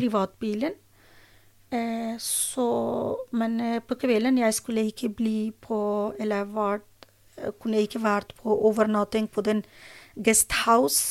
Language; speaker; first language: Norwegian; non-native, learner; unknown